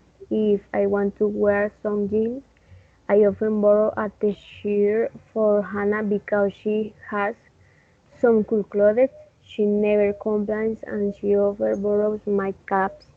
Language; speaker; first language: English; non-native, learner; Spanish